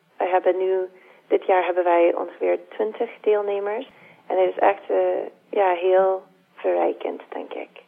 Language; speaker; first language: Dutch; non-native, fluent; English